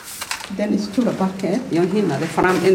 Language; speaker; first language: Swedish; non-native, local second language; Urdu